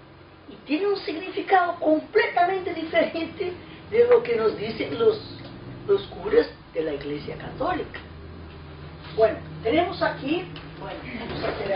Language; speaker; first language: Spanish; non-native, fluent; Portuguese